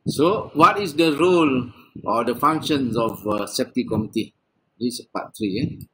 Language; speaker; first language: English; non-native, local second language; Malay